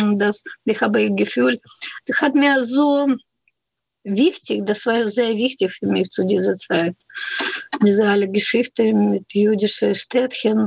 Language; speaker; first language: German; non-native, fluent; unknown